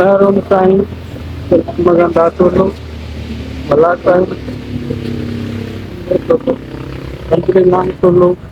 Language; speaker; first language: Filipino; non-native, learner; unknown